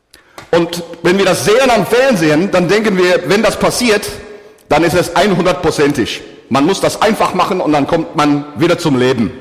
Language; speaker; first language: German; non-native, fluent; English